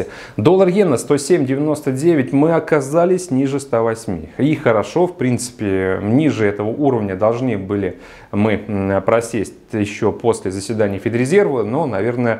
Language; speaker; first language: Russian; native; Russian